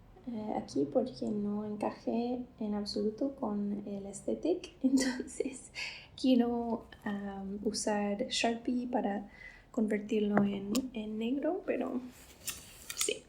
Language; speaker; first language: Spanish; non-native, fluent; English